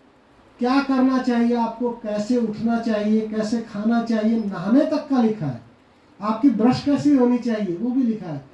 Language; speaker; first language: Hindi; native; Hindi